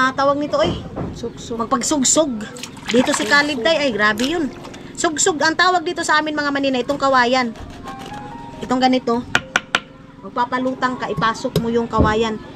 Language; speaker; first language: Filipino; non-native, local second language; Cebuano